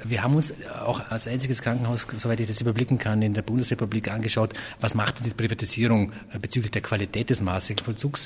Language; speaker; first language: German; native; German